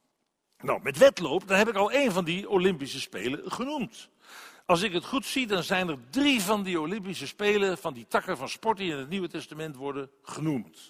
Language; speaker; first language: Dutch; native; Dutch